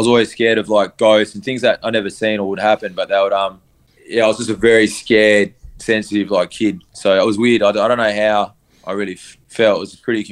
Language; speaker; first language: English; native; English